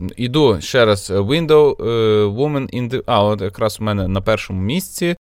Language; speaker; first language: Ukrainian; native; Ukrainian